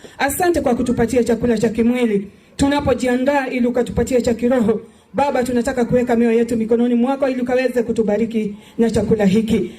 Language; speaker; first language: Swahili; non-native, local second language; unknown